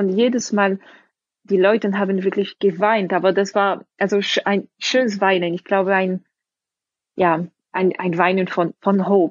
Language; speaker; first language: German; non-native, fluent; French